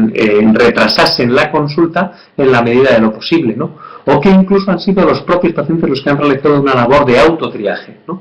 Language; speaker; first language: Spanish; native; Spanish